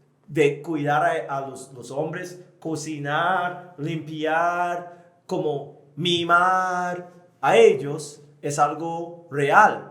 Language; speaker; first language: Spanish; non-native, fluent; English